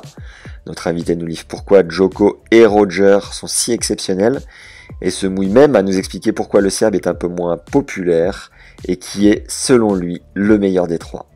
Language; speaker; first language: French; native; French